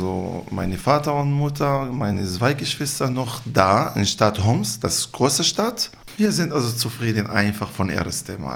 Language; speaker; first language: German; non-native, learner; Arabic